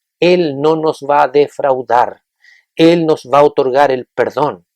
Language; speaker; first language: Spanish; native; Spanish